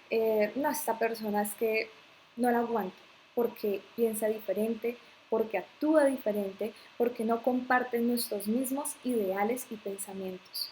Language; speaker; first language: Spanish; native; Spanish